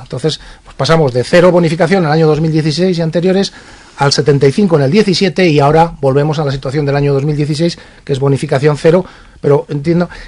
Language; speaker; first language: Spanish; native; Spanish